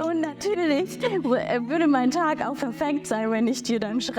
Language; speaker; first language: German; early bilingual, other home language; Bangla